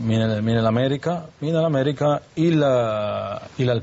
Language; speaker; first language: Arabic; non-native, learner; Spanish